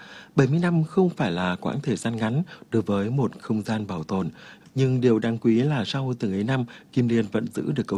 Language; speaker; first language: Vietnamese; native; Vietnamese